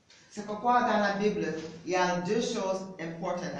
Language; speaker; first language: French; non-native, learner; English